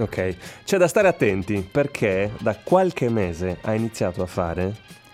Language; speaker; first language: Italian; native; Italian